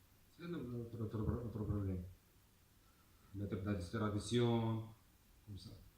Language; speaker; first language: French; non-native, learner; Arabic